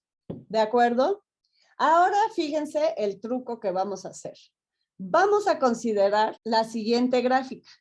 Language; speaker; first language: Spanish; native; Spanish